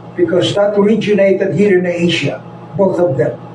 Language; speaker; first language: English; non-native, local second language; Filipino